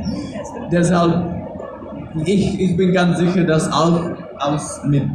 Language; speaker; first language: German; non-native, learner; Czech